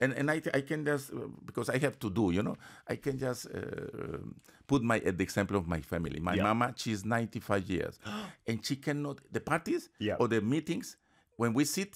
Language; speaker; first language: English; non-native, fluent; Spanish